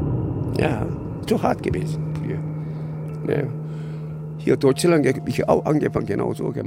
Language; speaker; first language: German; non-native, learner; Korean